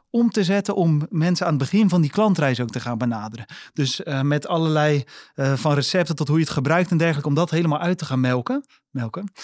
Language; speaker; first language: Dutch; native; Dutch